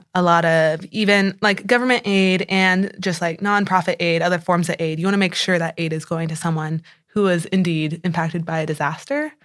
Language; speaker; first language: English; native; English